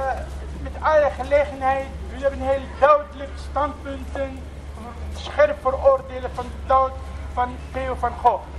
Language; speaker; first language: Dutch; non-native, learner; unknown